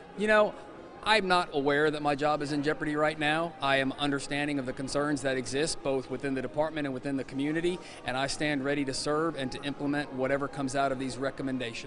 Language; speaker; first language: English; native; English